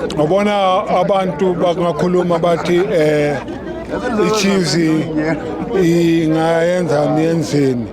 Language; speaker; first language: Zulu; native; Zulu